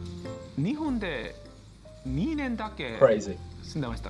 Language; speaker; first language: Japanese; non-native, learner; Korean